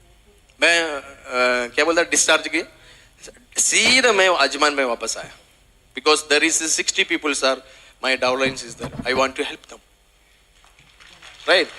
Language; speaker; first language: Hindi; non-native, local second language; Malayalam